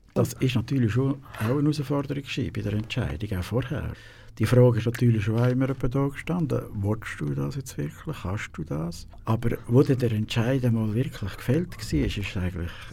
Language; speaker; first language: German; native; German